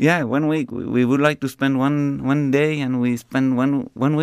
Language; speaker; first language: English; non-native, learner; French